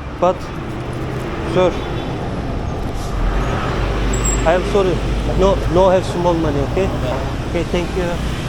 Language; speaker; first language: English; non-native, learner; Turkish